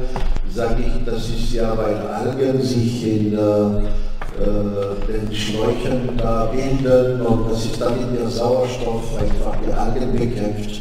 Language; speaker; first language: German; non-native, fluent; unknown